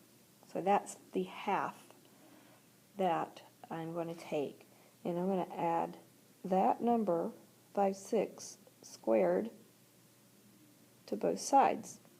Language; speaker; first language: English; native; English